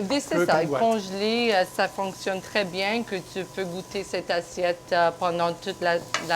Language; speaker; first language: French; non-native, local second language; English